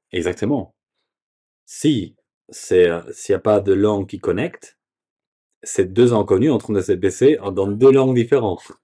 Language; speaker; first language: French; non-native, learner; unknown